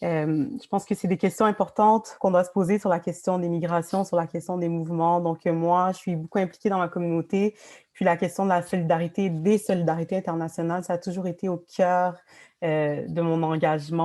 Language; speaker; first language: French; native; French